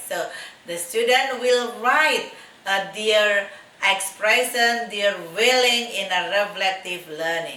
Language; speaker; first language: English; non-native, fluent; Indonesian